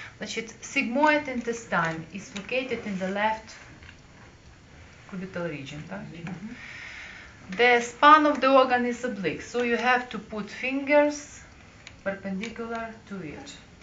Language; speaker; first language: English; non-native, fluent; Ukrainian